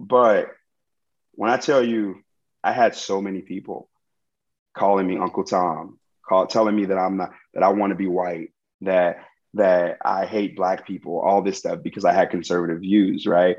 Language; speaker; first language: English; native; English